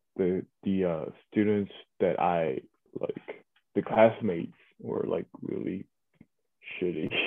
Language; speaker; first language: English; early bilingual, other home language; Korean